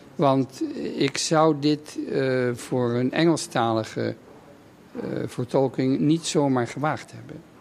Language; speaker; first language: Dutch; native; Dutch